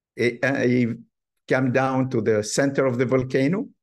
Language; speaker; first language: English; non-native, fluent; Arabic